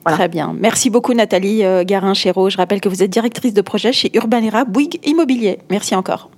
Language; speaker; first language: French; native; French